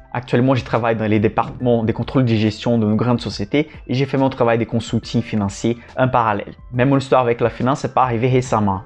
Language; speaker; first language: French; non-native, fluent; Portuguese